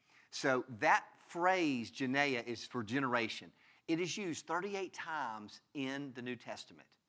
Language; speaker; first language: English; native; English